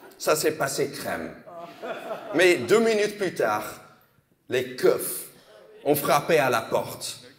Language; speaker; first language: French; non-native, fluent; English